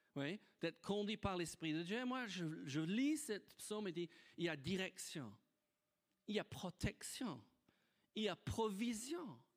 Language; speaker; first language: French; non-native, fluent; English